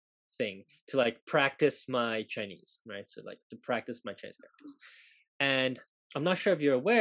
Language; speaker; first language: English; non-native, local second language; Cantonese